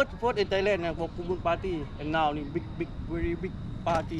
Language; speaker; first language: English; non-native, learner; Thai